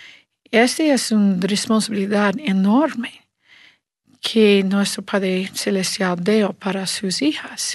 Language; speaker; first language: Spanish; non-native, learner; English